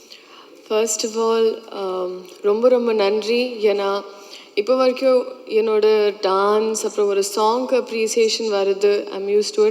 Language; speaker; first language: Tamil; non-native, fluent; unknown